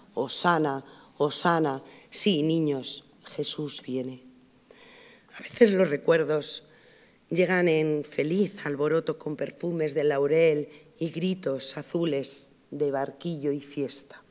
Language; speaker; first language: Spanish; native; Spanish